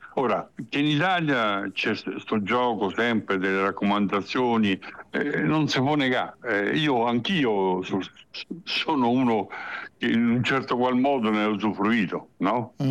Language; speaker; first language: Italian; native; Italian